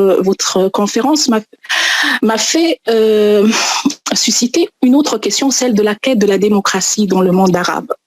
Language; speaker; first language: French; non-native, local second language; Arabic